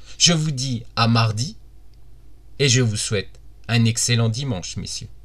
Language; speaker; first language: French; native; French